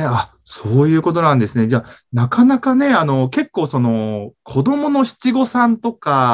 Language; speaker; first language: Japanese; native; Japanese